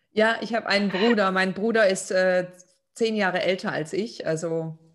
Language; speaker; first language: German; non-native, fluent; Lithuanian